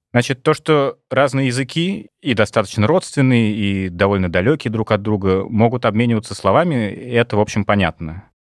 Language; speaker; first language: Russian; native; Russian